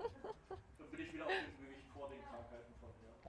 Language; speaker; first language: German; native; German